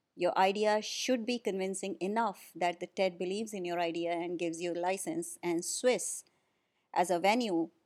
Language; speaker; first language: English; non-native, local second language; Hindi